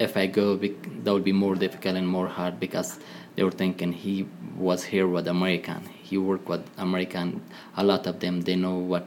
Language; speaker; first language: English; non-native, learner; Persian